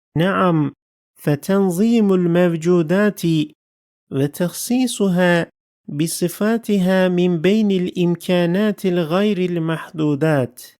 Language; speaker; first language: Arabic; non-native, fluent; Turkish